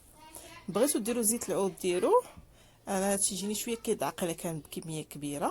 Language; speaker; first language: Arabic; native; Arabic